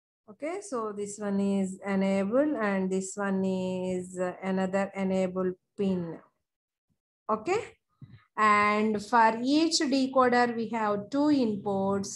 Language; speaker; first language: English; non-native, local second language; Telugu